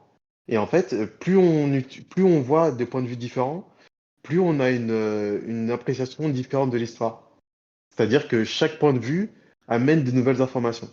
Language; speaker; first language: French; native; French